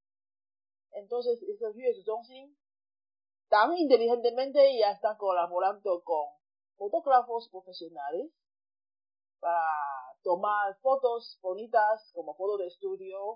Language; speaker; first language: Spanish; non-native, fluent; Chinese